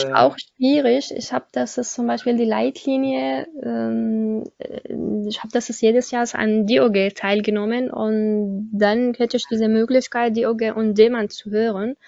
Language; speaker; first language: German; non-native, learner; Arabic